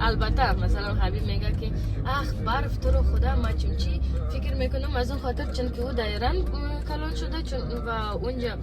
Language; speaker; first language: Persian; early bilingual, heritage; Persian